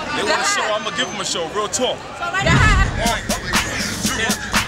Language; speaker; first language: English; native; English